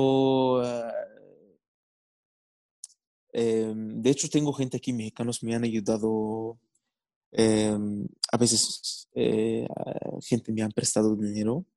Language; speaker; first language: Spanish; non-native, fluent; Arabic